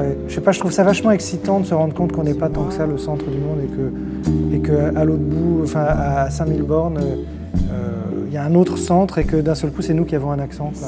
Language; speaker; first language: French; native; French